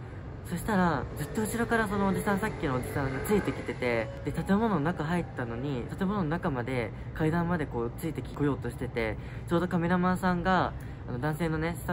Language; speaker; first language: Japanese; native; Japanese